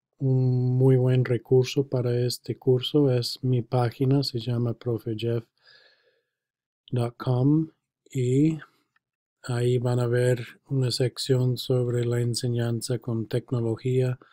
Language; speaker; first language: Spanish; non-native, fluent; English